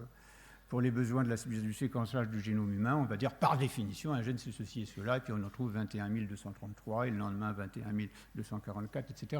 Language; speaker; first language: French; native; French